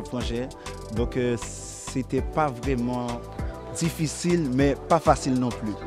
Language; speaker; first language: French; non-native, local second language; Haitian Creole